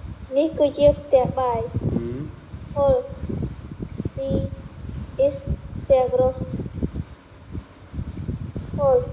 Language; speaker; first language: German; non-native, learner; Khmer